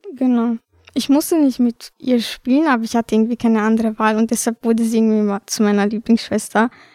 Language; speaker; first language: German; early bilingual, other home language; Albanian